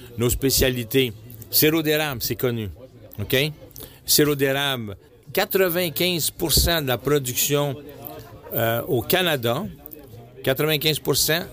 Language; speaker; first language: French; native; French